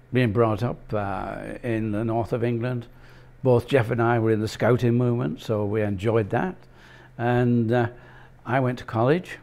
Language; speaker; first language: English; native; English